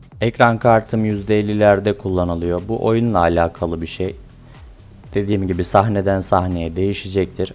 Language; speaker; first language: Turkish; native; Turkish